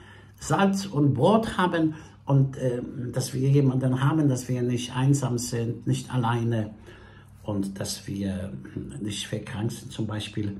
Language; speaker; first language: German; non-native, fluent; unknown